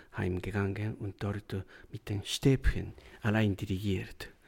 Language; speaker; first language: German; non-native, learner; Japanese